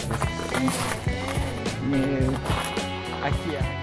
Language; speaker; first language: Portuguese; non-native, learner; French